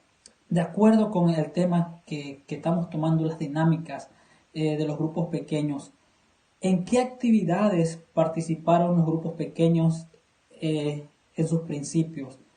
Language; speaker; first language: Spanish; native; Spanish